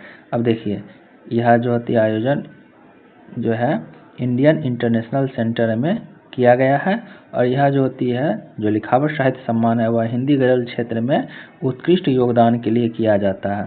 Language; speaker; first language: Hindi; native; Hindi